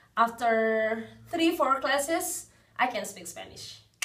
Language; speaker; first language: Spanish; non-native, learner; Indonesian